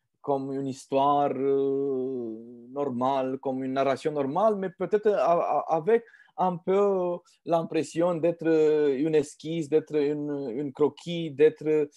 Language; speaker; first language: French; non-native, fluent; Romanian